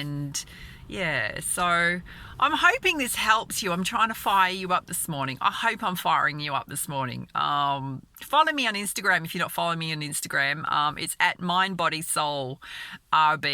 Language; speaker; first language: English; native; English